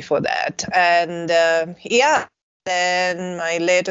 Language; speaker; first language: English; non-native, local second language; Sinhala